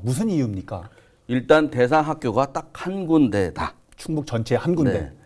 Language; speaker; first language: Korean; native; Korean